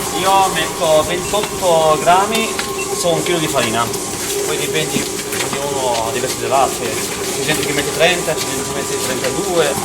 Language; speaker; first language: Italian; non-native, fluent; Arabic